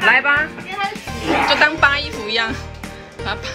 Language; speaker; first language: Chinese; native; Chinese